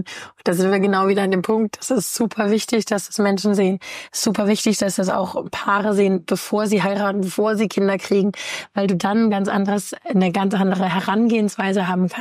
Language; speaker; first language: German; native; German